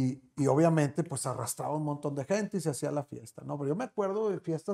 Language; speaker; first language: Spanish; native; Spanish